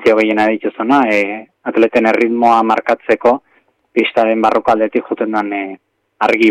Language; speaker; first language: Basque; native; Basque